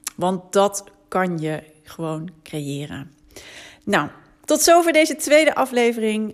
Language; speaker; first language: Dutch; native; Dutch